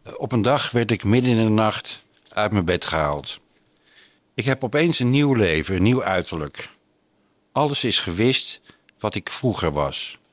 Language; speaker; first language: Dutch; native; Dutch